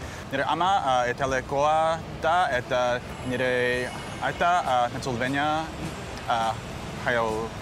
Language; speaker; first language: Basque; non-native, learner; English